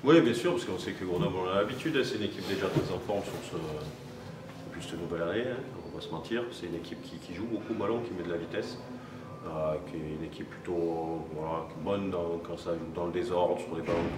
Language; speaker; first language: French; native; French